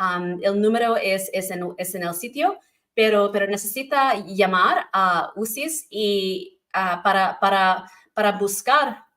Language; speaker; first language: Spanish; non-native, learner; English